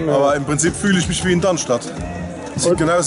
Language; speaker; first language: German; native; German